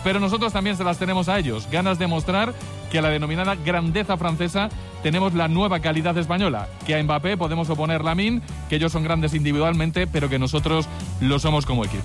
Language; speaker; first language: Spanish; native; Spanish